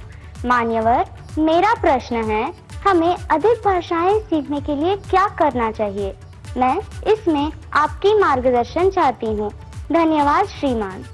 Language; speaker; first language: Hindi; non-native, local second language; Telugu